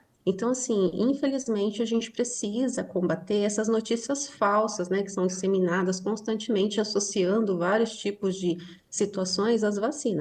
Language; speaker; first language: Portuguese; native; Portuguese